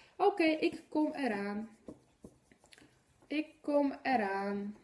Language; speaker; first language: Dutch; non-native, fluent; Polish